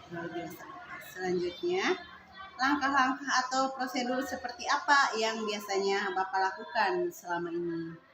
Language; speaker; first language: Indonesian; native; Indonesian